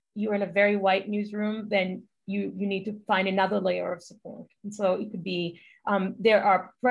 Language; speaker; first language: English; non-native, fluent; Hebrew